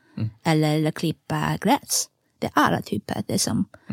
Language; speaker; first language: Swedish; non-native, fluent; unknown